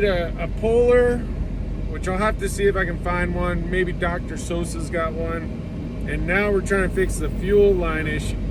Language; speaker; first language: English; native; English